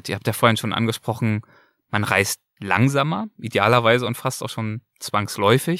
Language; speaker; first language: German; native; German